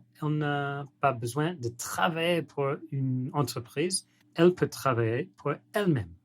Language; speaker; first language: French; non-native, learner; English